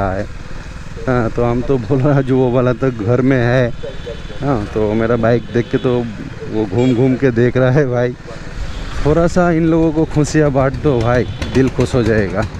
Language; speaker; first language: Hindi; non-native, local second language; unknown